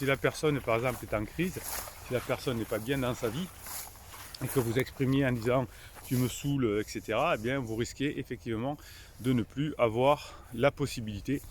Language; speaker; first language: French; native; French